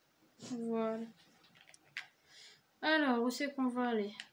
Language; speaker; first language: French; native; French